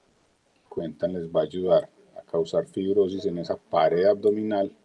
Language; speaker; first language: Spanish; native; Spanish